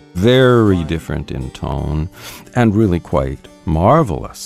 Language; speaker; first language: English; native; English